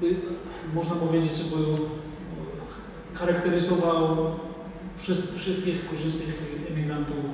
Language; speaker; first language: Polish; non-native, fluent; Georgian